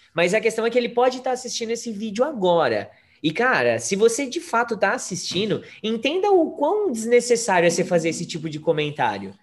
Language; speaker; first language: Portuguese; native; Portuguese